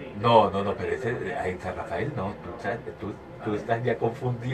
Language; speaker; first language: Spanish; native; Spanish